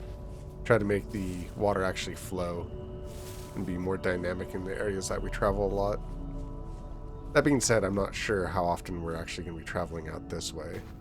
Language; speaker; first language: English; native; English